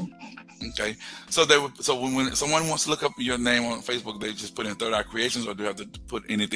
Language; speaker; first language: English; native; English